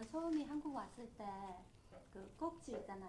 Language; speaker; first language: Korean; non-native, learner; Chinese